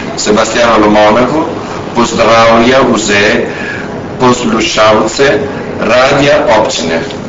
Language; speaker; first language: Italian; native; Italian